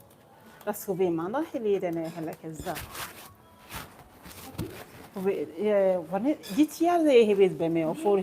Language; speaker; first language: Dutch; non-native, learner; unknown